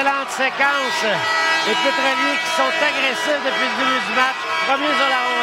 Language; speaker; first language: French; native; French